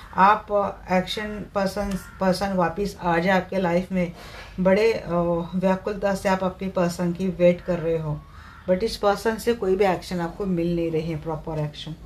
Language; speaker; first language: Hindi; non-native, local second language; Marathi